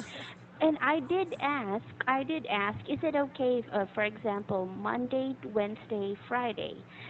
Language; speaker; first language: English; non-native, fluent; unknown